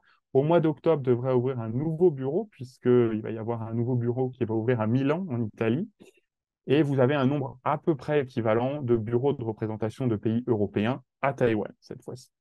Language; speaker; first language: French; native; French